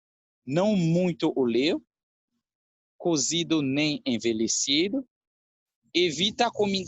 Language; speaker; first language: Portuguese; non-native, fluent; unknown